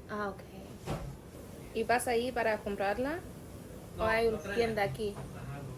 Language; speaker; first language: Spanish; non-native, learner; English